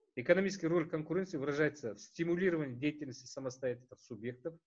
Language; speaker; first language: Russian; non-native, local second language; Kazakh